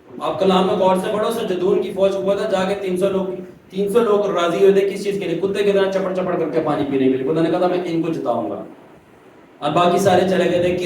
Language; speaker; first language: Urdu; non-native, local second language; Punjabi